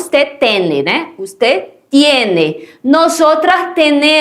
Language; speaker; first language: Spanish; non-native, fluent; Portuguese